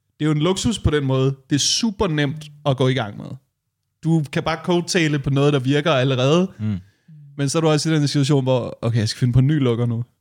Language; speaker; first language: Danish; native; Danish